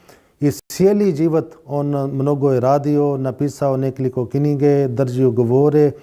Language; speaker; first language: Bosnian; non-native, learner; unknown